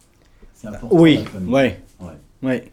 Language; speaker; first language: French; non-native, learner; Kurdish